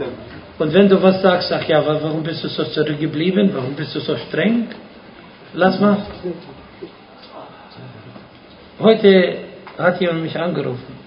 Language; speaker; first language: German; non-native, fluent; Arabic